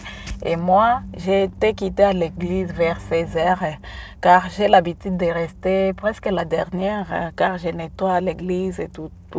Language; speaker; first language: French; non-native, local second language; Swahili